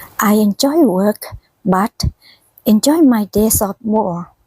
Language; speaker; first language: English; non-native, learner; Thai